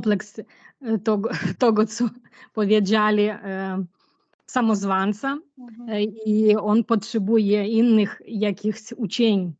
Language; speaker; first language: Polish; non-native, learner; Ukrainian